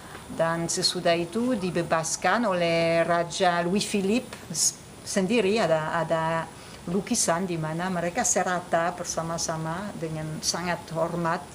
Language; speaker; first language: Indonesian; non-native, fluent; French